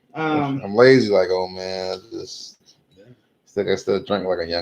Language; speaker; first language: English; native; English